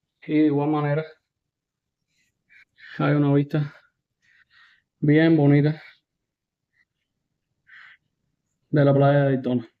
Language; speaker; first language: Spanish; native; Spanish